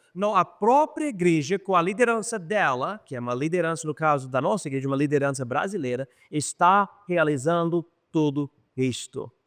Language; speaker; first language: Portuguese; non-native, fluent; English